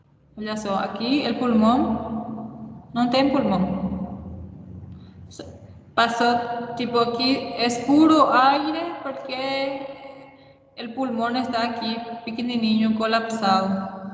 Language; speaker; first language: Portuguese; non-native, fluent; Spanish